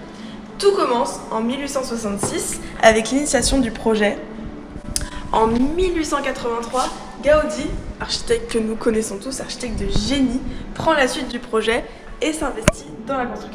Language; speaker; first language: French; native; French